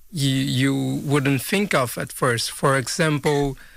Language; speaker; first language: English; non-native, fluent; Portuguese